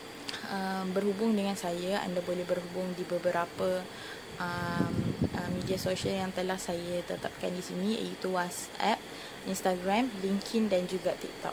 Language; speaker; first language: Malay; native; Malay